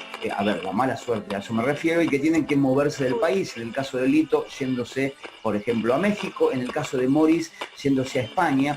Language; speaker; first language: Spanish; native; Spanish